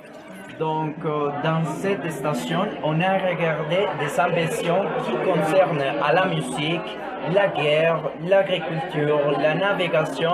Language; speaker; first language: French; non-native, learner; Spanish